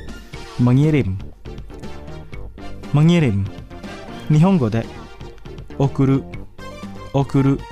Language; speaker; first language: Japanese; non-native, fluent; Indonesian